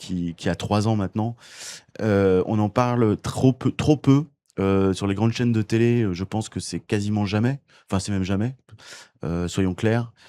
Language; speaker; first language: French; native; French